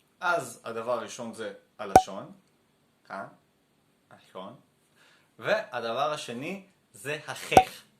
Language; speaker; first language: Hebrew; native; Hebrew